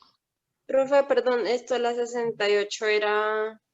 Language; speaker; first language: Spanish; native; Spanish